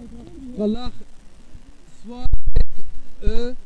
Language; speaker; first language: French; non-native, fluent; Arabic